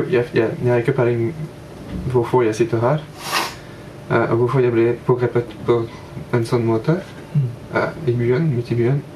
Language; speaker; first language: Norwegian; non-native, fluent; French